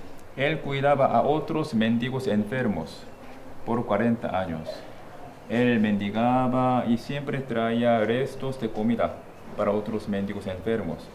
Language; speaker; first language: Spanish; non-native, fluent; Korean